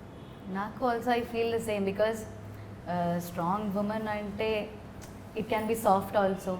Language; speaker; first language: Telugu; non-native, learner; Malayalam